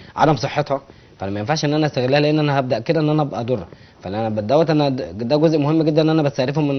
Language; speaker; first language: Egyptian Arabic; native; Egyptian Arabic